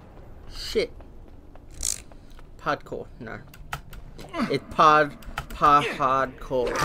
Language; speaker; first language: English; native; English